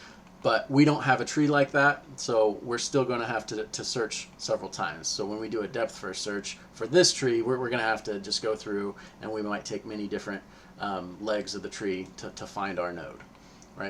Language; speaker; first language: English; native; English